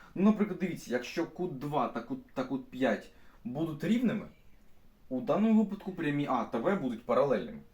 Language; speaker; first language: Ukrainian; non-native, local second language; Russian